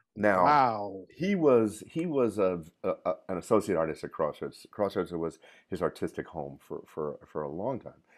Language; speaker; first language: English; native; English